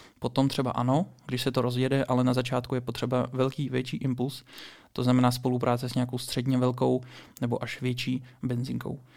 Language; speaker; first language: Czech; early bilingual, other home language; Russian